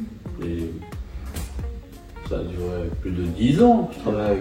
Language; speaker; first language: French; non-native, fluent; Japanese